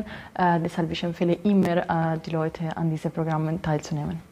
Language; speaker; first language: German; non-native, learner; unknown